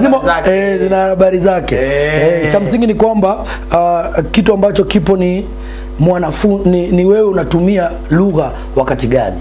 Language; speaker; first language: Swahili; native; Swahili